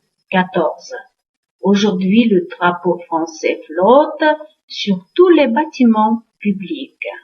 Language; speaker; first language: French; non-native, fluent; Uzbek